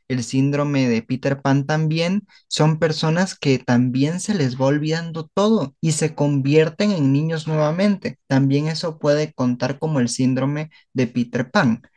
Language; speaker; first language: Spanish; native; Spanish